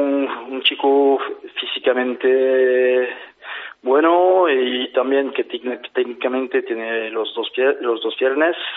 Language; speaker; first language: Spanish; non-native, fluent; French